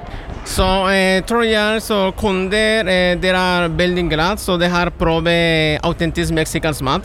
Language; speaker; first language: Norwegian; non-native, learner; Spanish